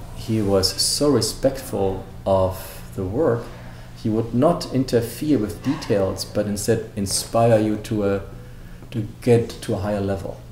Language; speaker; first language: English; non-native, fluent; German